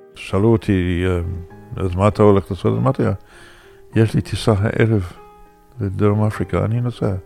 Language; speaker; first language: Hebrew; non-native, fluent; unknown